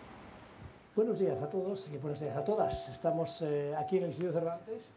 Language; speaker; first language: Spanish; native; Spanish